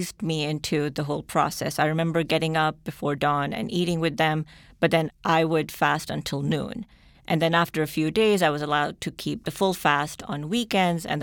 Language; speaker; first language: English; non-native, local second language; Urdu